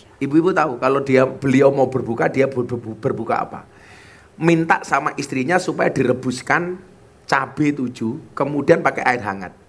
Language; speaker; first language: Indonesian; non-native, local second language; Javanese